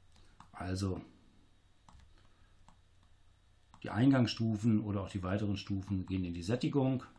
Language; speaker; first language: German; native; German